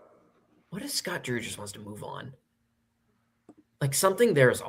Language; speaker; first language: English; native; English